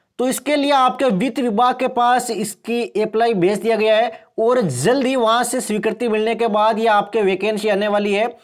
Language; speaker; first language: Hindi; native; Hindi